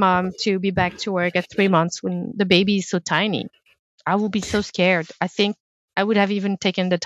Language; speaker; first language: English; non-native, fluent; French